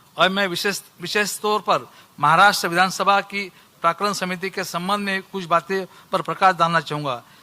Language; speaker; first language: Hindi; non-native, local second language; Marathi